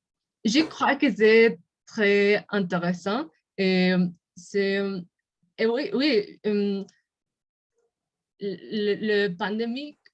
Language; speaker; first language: French; non-native, learner; Spanish